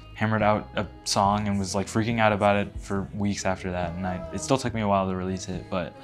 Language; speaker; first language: English; native; English